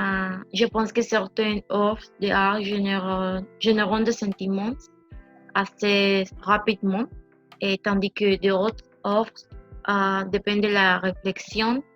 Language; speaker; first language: French; non-native, learner; Spanish